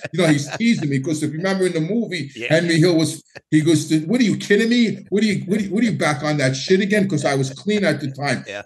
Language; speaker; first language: English; native; English